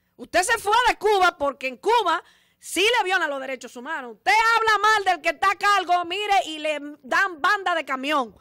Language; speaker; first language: Spanish; native; Spanish